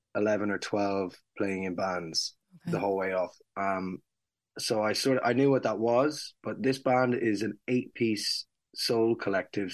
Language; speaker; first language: English; native; English